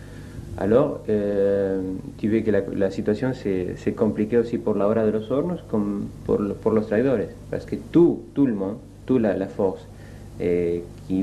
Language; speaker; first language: French; non-native, fluent; Spanish